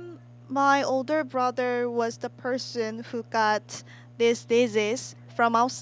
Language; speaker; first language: English; non-native, learner; Korean